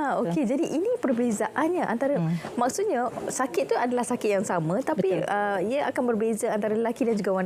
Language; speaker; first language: Malay; native; Malay